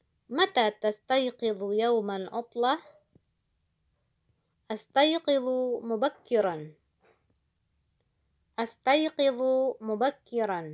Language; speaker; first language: Arabic; non-native, fluent; Indonesian